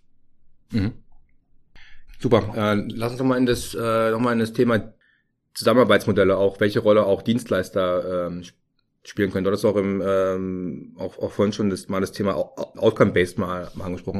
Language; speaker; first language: German; native; German